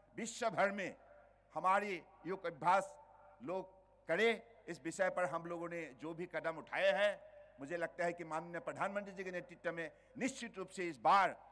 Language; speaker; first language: Hindi; native; Hindi